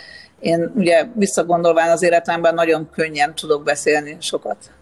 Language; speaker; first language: Hungarian; native; Hungarian